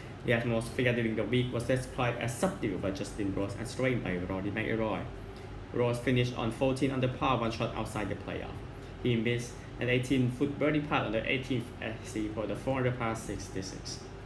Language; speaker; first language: English; non-native, fluent; Thai